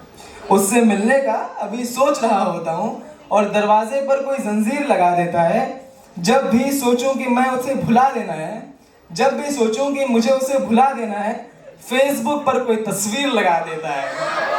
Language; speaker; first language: Hindi; native; Hindi